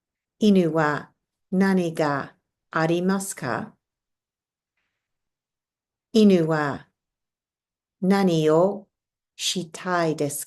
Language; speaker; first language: Japanese; non-native, fluent; English